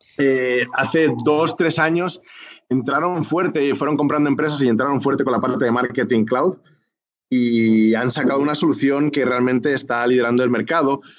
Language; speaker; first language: Spanish; native; Spanish